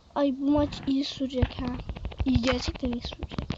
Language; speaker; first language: Turkish; native; Turkish